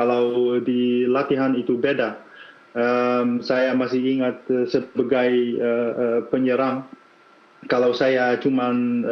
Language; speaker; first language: Indonesian; non-native, fluent; Dutch